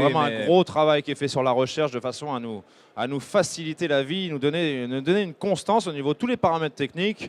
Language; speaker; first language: French; native; French